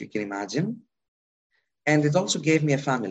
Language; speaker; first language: English; non-native, fluent; Greek